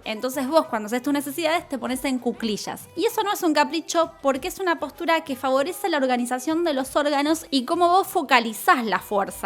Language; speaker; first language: Spanish; native; Spanish